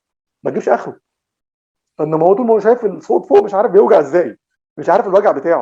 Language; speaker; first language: Arabic; native; Arabic